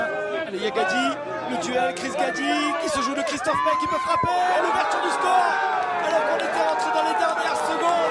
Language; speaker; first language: French; native; French